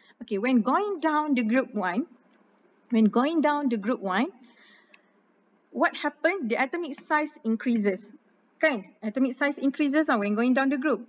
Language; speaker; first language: English; non-native, local second language; Malay